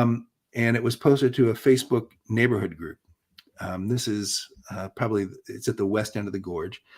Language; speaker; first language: English; native; English